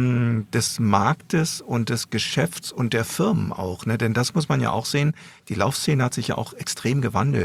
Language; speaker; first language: German; native; German